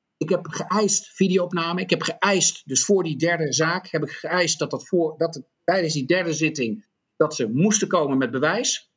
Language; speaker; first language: Dutch; native; Dutch